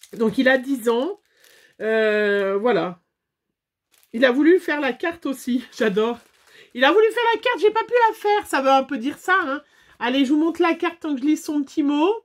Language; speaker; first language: French; native; French